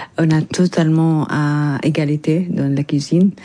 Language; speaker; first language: French; non-native, learner; Arabic